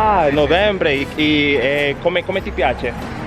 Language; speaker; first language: Italian; non-native, learner; Spanish